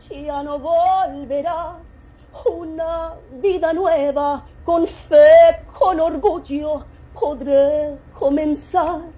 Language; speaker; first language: Spanish; early bilingual, heritage; Spanish